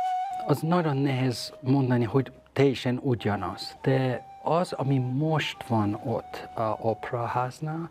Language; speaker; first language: Hungarian; non-native, learner; Persian